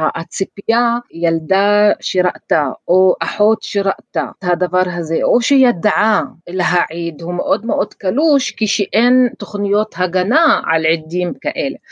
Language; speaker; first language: Hebrew; non-native, local second language; Arabic